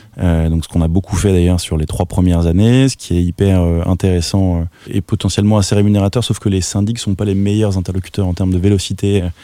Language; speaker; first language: French; native; French